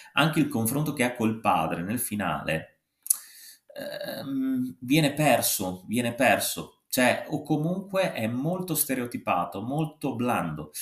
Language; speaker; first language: Italian; native; Italian